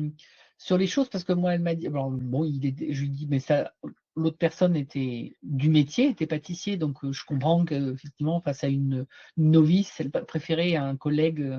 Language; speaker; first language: French; native; French